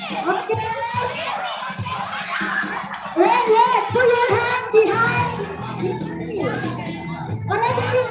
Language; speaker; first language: English; non-native, learner; Indonesian